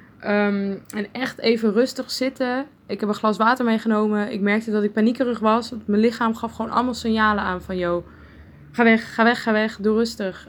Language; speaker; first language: Dutch; native; Dutch